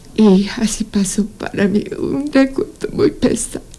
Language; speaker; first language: Spanish; non-native, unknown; Japanese